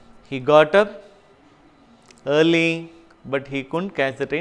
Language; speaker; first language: English; non-native, local second language; Tamil